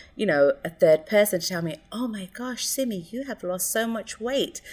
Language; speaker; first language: English; early bilingual, other home language; Hindi